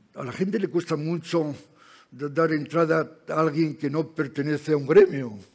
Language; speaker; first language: Spanish; native; Spanish